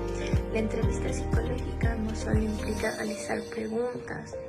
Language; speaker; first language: Spanish; native; Spanish